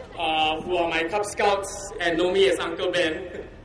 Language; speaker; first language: English; non-native, local second language; Chinese